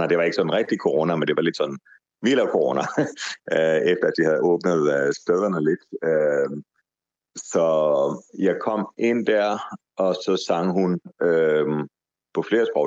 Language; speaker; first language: Danish; non-native, fluent; Hebrew